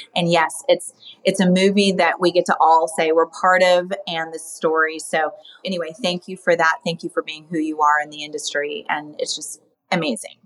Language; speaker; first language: English; native; English